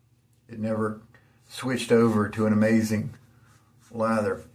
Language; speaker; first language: English; native; English